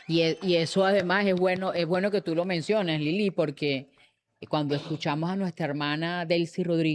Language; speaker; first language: Spanish; native; Spanish